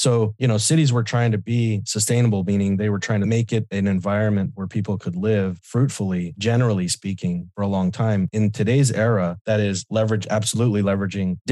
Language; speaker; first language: English; native; English